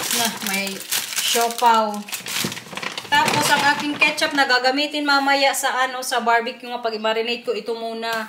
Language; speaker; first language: Filipino; non-native, local second language; Waray